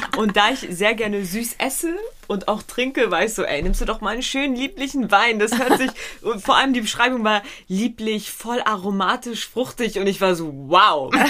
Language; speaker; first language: German; early bilingual, other home language; Pashto